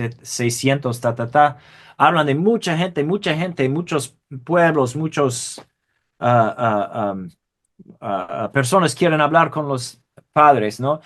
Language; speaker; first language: Spanish; non-native, fluent; English